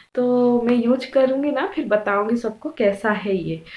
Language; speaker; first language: Hindi; non-native, local second language; Odia